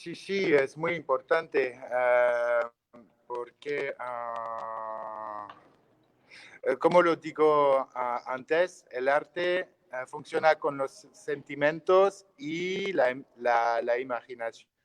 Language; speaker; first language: Spanish; non-native, learner; French